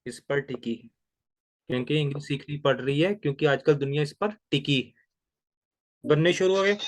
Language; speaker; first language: Hindi; non-native, local second language; Punjabi